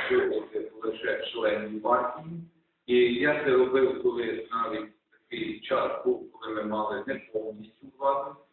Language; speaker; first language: Ukrainian; native; Ukrainian